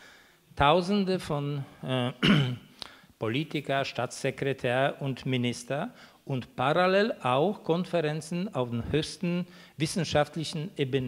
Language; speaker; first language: German; non-native, fluent; Polish